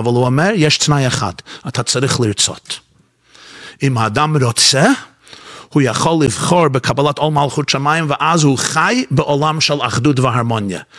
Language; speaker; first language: Hebrew; non-native, fluent; English